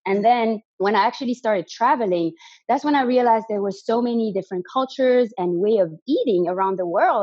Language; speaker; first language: English; non-native, fluent; French